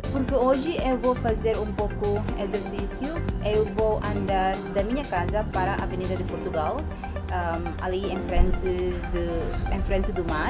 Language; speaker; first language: Portuguese; non-native, local second language; Tetum